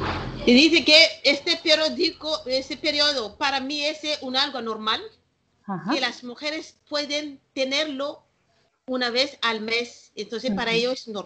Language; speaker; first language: Spanish; non-native, learner; Malagasy